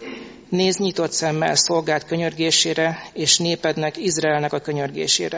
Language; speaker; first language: Hungarian; native; Hungarian